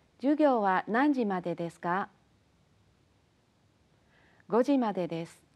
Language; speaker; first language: Japanese; non-native, fluent; Chinese